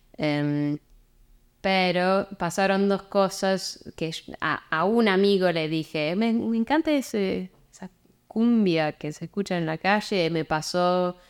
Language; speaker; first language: Spanish; non-native, fluent; English